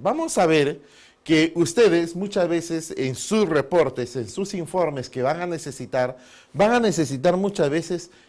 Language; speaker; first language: Spanish; native; Spanish